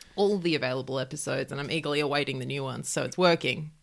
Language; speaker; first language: English; native; English